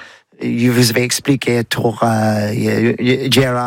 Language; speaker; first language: French; non-native, learner; English